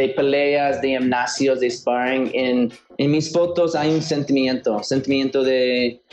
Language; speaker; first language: Spanish; early bilingual, heritage; Spanish